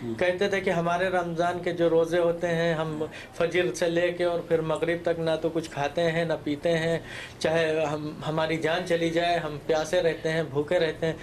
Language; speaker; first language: Urdu; native; Urdu